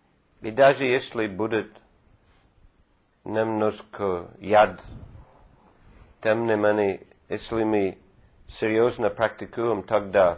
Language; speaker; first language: Russian; non-native, fluent; English